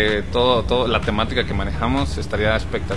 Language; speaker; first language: Spanish; native; Spanish